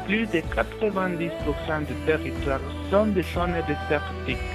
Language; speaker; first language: French; non-native, learner; Spanish